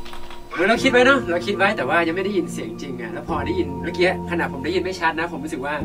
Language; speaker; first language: Thai; native; Thai